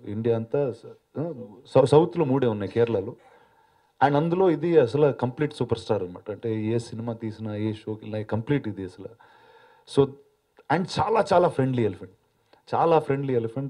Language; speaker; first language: Telugu; native; Telugu